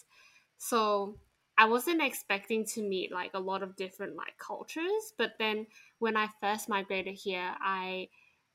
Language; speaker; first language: English; non-native, local second language; Chinese